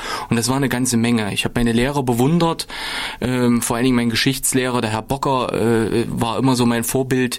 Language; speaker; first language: German; native; German